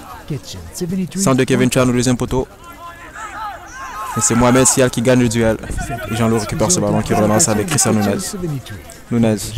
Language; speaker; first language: French; native; French